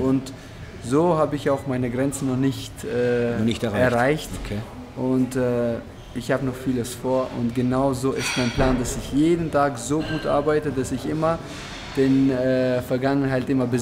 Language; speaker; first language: German; non-native, fluent; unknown